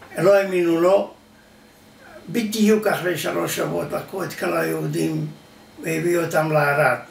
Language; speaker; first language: Hebrew; non-native, fluent; Yiddish